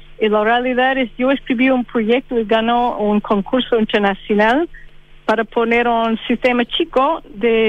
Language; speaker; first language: Spanish; non-native, fluent; English